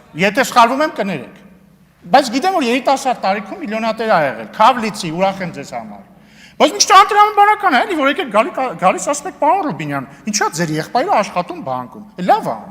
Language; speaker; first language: Armenian; native; Armenian